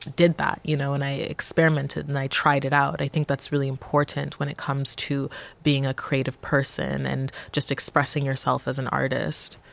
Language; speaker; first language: English; native; English